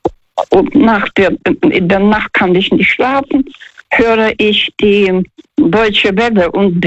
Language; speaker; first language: German; non-native, fluent; Russian